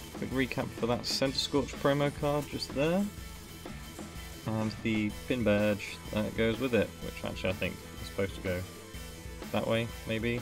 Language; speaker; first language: English; native; English